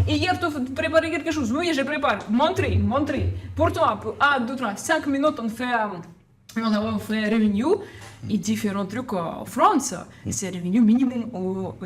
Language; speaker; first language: French; non-native, learner; Ukrainian